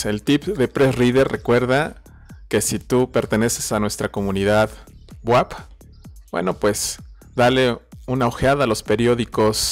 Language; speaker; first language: Spanish; native; Spanish